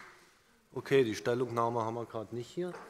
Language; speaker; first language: German; native; German